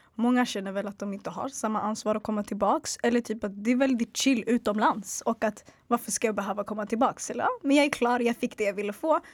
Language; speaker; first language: Swedish; early bilingual, other home language; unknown